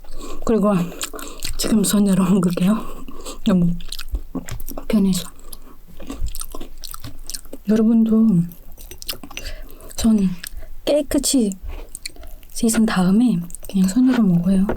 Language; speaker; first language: Korean; non-native, fluent; Indonesian